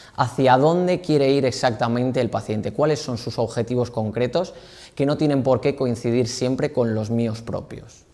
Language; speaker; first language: Spanish; native; Spanish